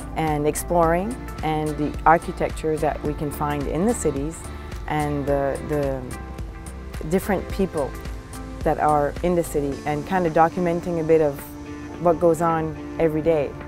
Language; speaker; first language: English; native; English